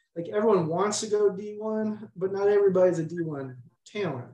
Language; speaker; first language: English; native; English